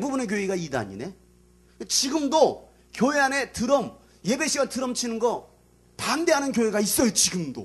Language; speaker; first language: Korean; native; Korean